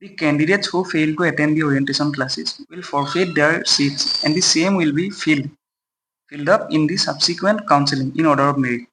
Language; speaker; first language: English; non-native, local second language; Assamese